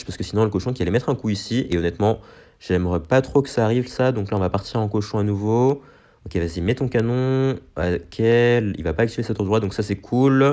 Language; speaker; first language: French; native; French